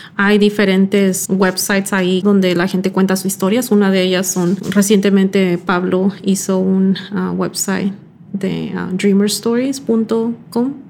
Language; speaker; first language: Spanish; early bilingual, heritage; Spanish